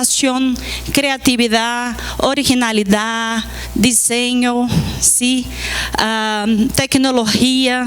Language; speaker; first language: Spanish; non-native, fluent; Portuguese